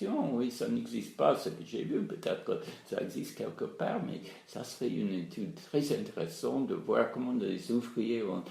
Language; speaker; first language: French; non-native, fluent; English